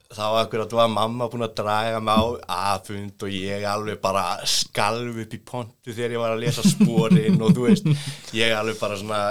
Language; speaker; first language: Icelandic; native; Icelandic